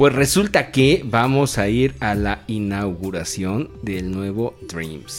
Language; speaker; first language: Spanish; native; Spanish